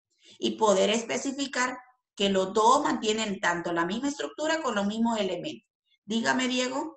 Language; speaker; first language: Spanish; native; Spanish